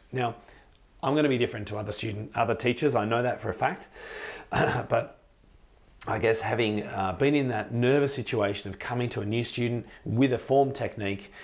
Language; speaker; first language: English; native; English